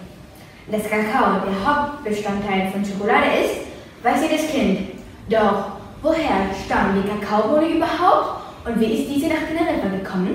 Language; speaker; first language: German; non-native, learner; Spanish